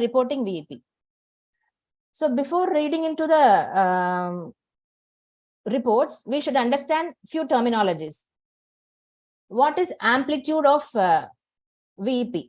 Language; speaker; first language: English; non-native, local second language; Tamil